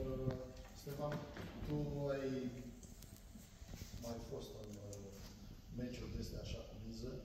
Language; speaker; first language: Romanian; native; Romanian